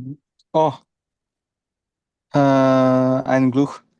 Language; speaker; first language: German; non-native, learner; Indonesian